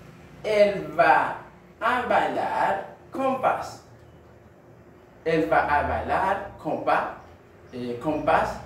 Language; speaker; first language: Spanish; non-native, learner; Haitian Creole